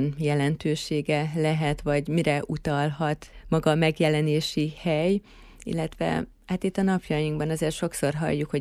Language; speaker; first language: Hungarian; native; Hungarian